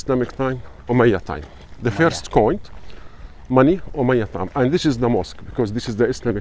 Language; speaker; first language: English; non-native, learner; Arabic